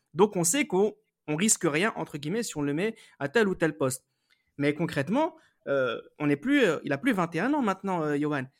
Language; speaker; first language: French; native; French